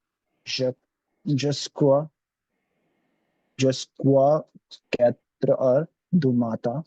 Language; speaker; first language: French; non-native, learner; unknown